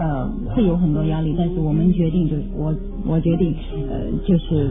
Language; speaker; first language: Chinese; native; Chinese